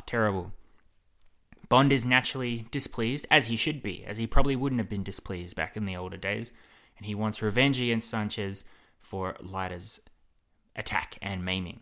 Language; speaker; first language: English; native; English